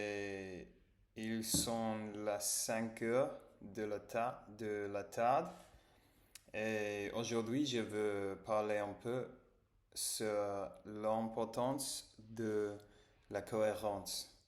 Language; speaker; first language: French; non-native, learner; English